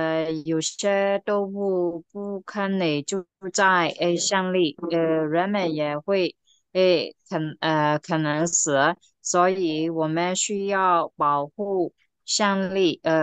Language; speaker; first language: Chinese; non-native, learner; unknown